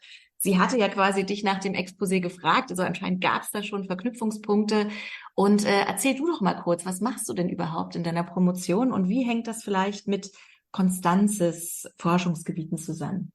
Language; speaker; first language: German; native; German